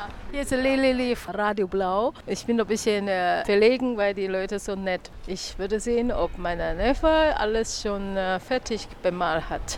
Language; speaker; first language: German; non-native, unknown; Chinese